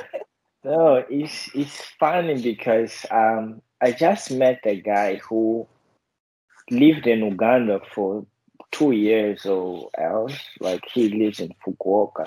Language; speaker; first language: English; non-native, fluent; Portuguese